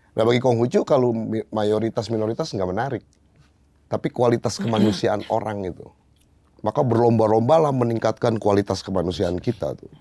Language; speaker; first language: Indonesian; native; Indonesian